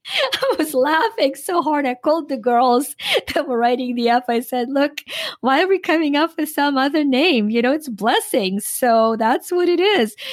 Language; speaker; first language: English; non-native, fluent; Ukrainian